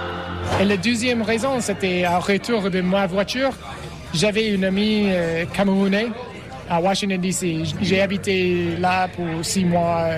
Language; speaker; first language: French; non-native, learner; English